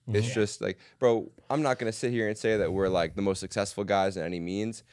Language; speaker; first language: English; native; English